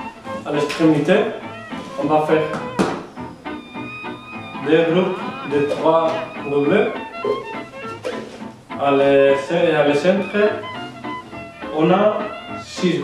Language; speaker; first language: French; non-native, learner; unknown